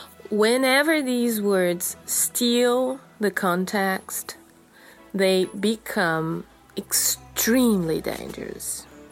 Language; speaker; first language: English; non-native, fluent; Portuguese